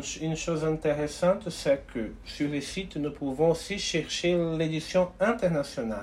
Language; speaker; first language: French; non-native, learner; Portuguese